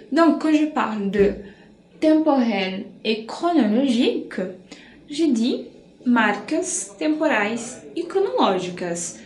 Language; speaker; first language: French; non-native, fluent; Portuguese